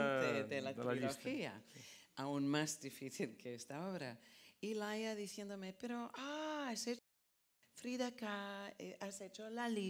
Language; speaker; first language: Spanish; non-native, fluent; English